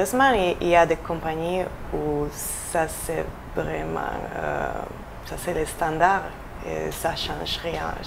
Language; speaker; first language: French; non-native, fluent; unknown